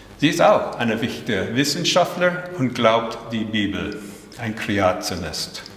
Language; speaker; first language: German; early bilingual, heritage; German